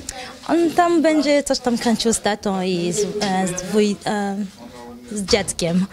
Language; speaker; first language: Polish; non-native, learner; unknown